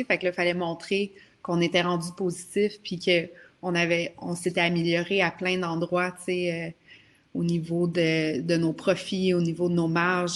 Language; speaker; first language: French; native; French